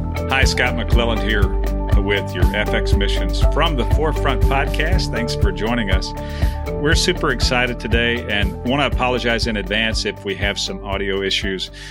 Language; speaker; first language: English; native; English